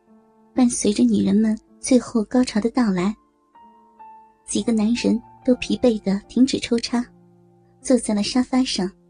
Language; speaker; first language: Chinese; native; Chinese